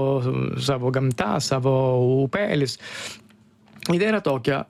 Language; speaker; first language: Lithuanian; non-native, learner; Italian